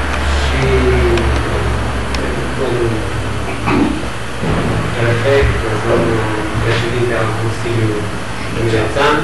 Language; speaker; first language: Romanian; non-native, fluent; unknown